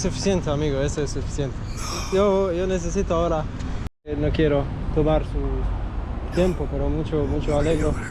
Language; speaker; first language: Spanish; non-native, learner; Bosnian